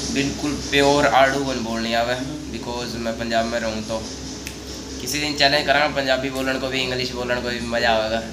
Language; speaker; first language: Hindi; non-native, local second language; Rajasthani